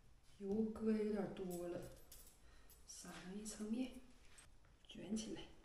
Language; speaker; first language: Chinese; native; Chinese